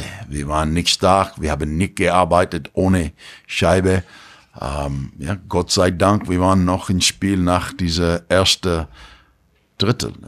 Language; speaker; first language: German; non-native, learner; English